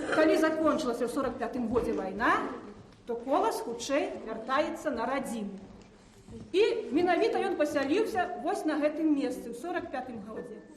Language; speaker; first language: Belarusian; native; Belarusian